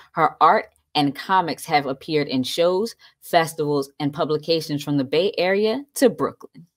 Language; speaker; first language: English; native; English